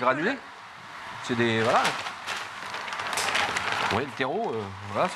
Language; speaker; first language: French; native; French